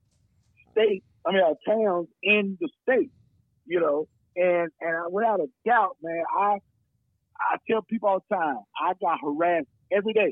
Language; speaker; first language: English; native; English